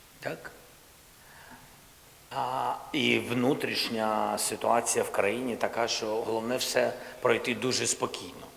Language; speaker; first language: Ukrainian; non-native, local second language; Russian